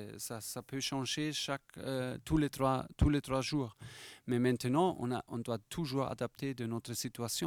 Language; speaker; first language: French; non-native, fluent; German